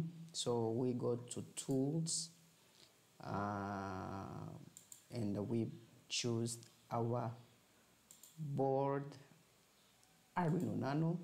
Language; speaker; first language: English; non-native, fluent; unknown